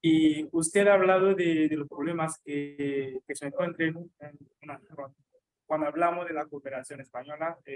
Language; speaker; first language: Spanish; non-native, local second language; French